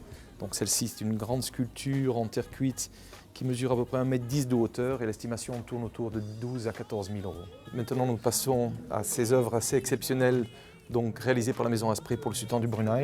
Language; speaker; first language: French; native; French